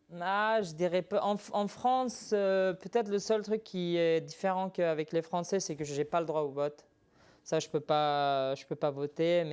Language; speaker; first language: French; non-native, fluent; Arabic